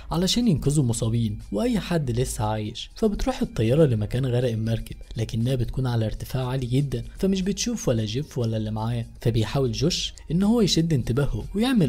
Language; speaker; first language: Arabic; native; Arabic